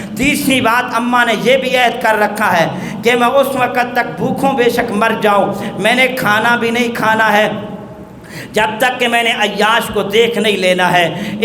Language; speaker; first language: Urdu; non-native, local second language; Punjabi